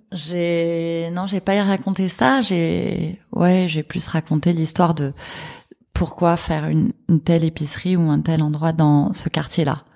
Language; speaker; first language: French; native; French